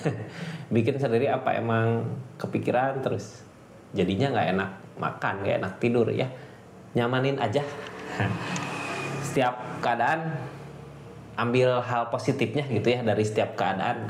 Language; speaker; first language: Indonesian; native; Indonesian